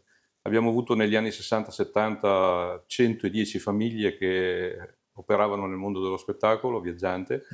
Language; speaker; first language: Italian; native; Italian